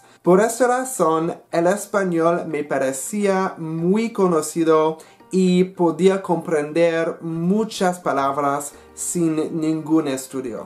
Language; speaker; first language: Spanish; non-native, learner; English